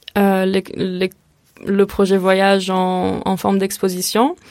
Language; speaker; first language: French; early bilingual, other home language; Hebrew